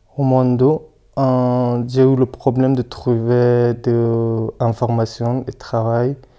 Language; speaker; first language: French; non-native, learner; Persian